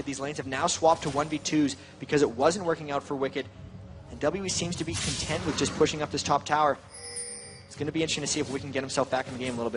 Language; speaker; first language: English; native; English